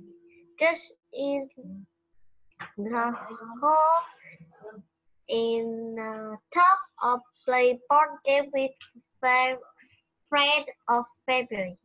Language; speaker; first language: English; non-native, learner; Vietnamese